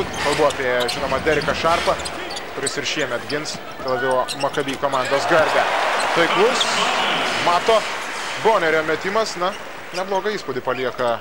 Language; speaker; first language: Lithuanian; native; Lithuanian